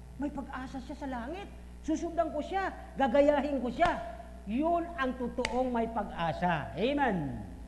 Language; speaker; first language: Filipino; non-native, local second language; Bikol